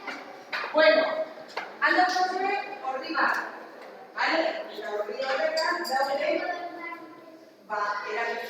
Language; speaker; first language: Basque; non-native, local second language; Spanish